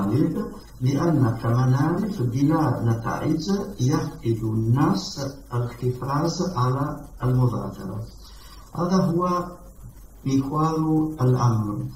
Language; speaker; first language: Arabic; non-native, learner; Italian